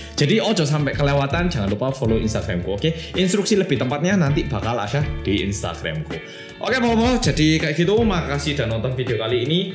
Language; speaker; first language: Indonesian; non-native, fluent; Korean